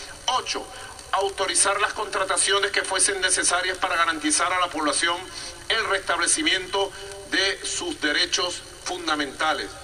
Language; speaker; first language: Spanish; native; Spanish